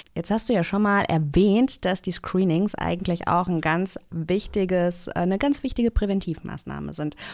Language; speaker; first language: German; native; German